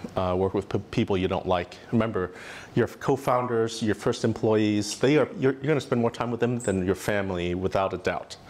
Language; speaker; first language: English; native; English